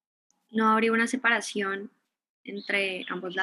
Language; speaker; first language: Spanish; native; Spanish